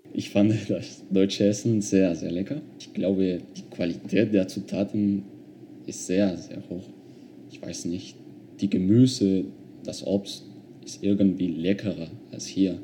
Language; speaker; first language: German; non-native, fluent; Spanish